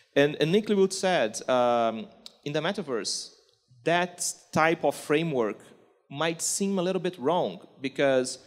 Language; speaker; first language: English; non-native, fluent; Portuguese